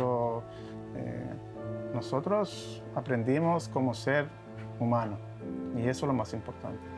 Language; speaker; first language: Spanish; non-native, learner; Hebrew